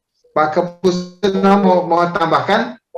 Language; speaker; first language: Indonesian; native; Indonesian